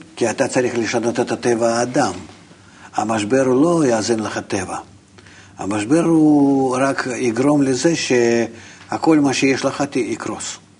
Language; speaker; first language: Hebrew; non-native, fluent; Russian